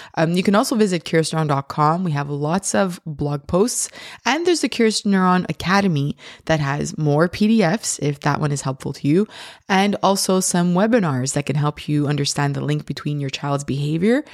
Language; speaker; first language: English; native; English